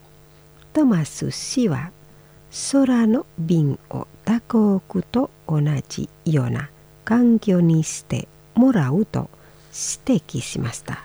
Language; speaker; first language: Japanese; non-native, fluent; Indonesian